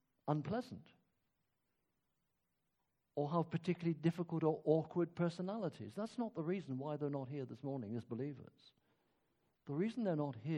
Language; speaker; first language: English; native; English